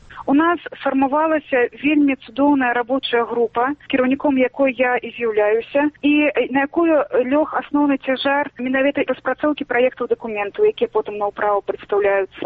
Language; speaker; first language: Belarusian; native; Belarusian